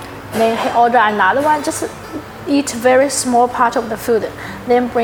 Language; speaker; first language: English; non-native, learner; Chinese